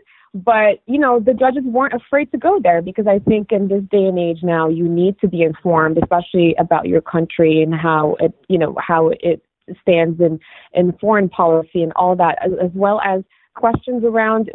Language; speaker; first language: English; non-native, fluent; Arabic